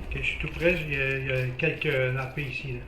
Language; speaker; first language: French; native; French